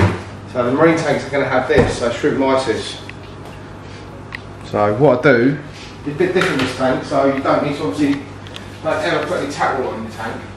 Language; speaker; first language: English; native; English